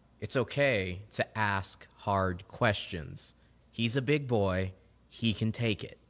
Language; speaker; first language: English; native; English